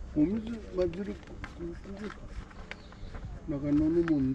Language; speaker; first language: Japanese; native; Japanese